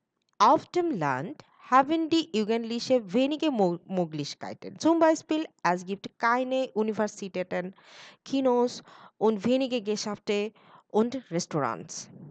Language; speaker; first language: German; non-native, learner; Bangla